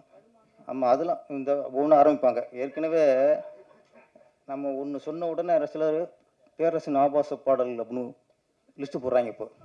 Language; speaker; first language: Tamil; native; Tamil